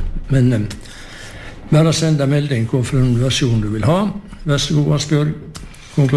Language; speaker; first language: Norwegian; native; Norwegian